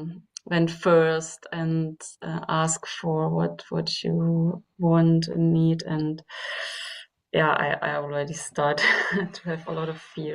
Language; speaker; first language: English; non-native, fluent; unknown